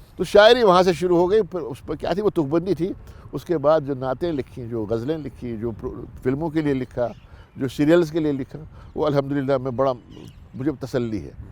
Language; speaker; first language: Urdu; non-native, local second language; Kashmiri